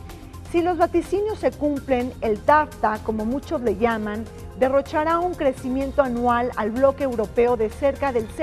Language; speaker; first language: Spanish; native; Spanish